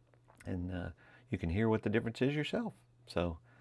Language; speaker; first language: English; native; English